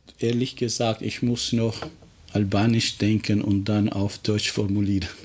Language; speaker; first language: German; non-native, fluent; Albanian